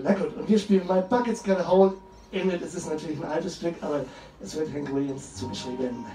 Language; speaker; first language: German; native; German